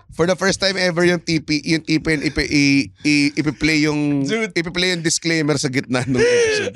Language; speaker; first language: Filipino; native; Filipino